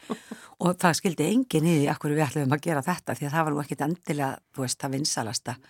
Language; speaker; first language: Icelandic; native; Icelandic